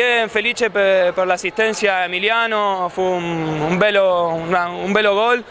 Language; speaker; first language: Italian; non-native, learner; Spanish